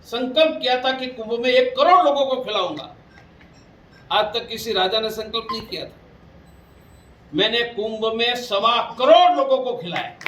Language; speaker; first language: Hindi; non-native, local second language; Gujarati